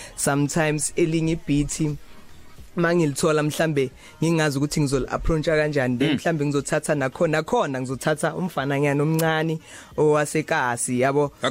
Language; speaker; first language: Zulu; native; Zulu